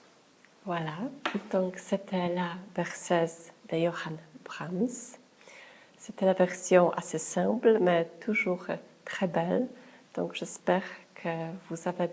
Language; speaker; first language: French; non-native, fluent; Polish